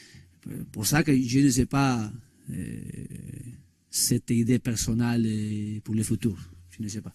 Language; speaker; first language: French; non-native, learner; Spanish